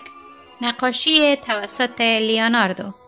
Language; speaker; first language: Persian; native; Persian